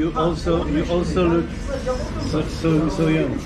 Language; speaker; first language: English; non-native, fluent; French